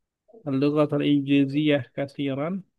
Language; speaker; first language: Arabic; non-native, fluent; Indonesian